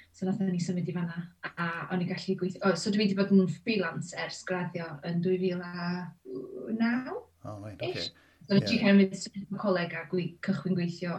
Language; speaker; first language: Welsh; native; Welsh